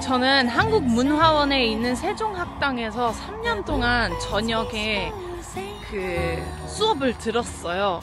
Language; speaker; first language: Korean; non-native, fluent; French